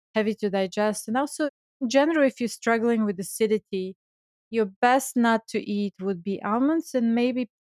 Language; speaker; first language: English; non-native, fluent; Bulgarian